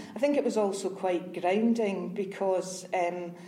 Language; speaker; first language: English; native; English